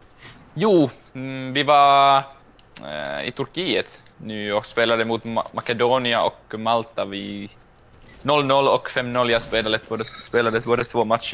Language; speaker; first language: Swedish; non-native, local second language; Finnish